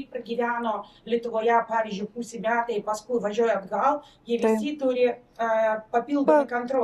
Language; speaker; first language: Lithuanian; non-native, learner; Russian